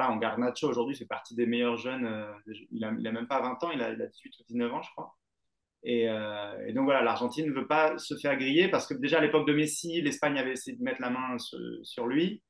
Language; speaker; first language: French; native; French